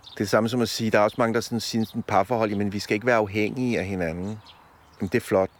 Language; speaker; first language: Danish; early bilingual, other home language; Polish